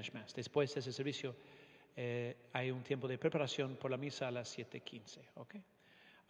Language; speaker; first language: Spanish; non-native, fluent; English